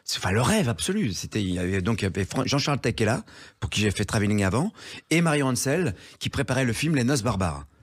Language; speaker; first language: French; native; French